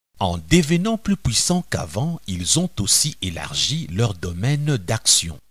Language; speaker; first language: French; non-native, local second language; Lingala